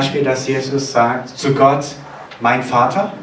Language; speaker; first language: German; non-native, fluent; Korean